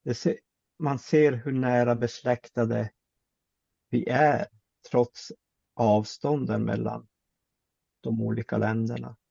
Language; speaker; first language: Swedish; native; Swedish